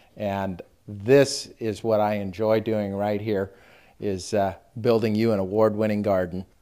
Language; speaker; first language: English; native; English